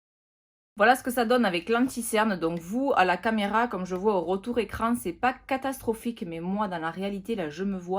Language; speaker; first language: French; native; French